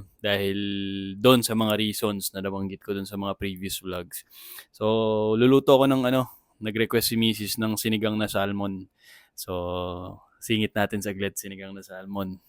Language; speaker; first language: Filipino; native; Filipino